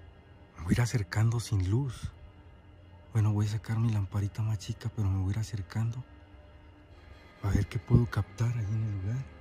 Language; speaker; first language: Spanish; native; Spanish